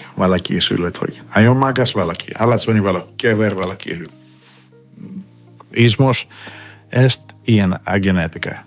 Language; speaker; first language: Hungarian; non-native, fluent; Greek